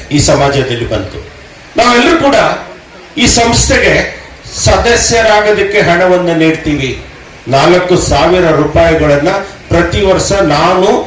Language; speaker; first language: Kannada; native; Kannada